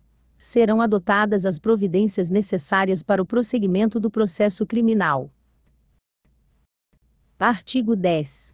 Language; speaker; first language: Portuguese; native; Portuguese